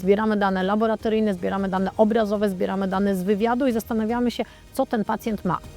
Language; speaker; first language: Polish; native; Polish